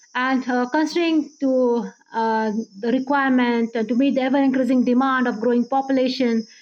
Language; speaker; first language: English; non-native, local second language; Marathi